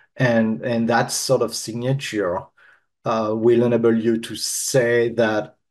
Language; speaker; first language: English; non-native, fluent; French